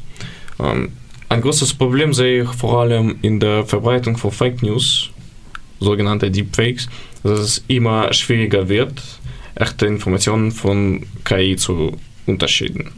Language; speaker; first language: German; non-native, learner; Ukrainian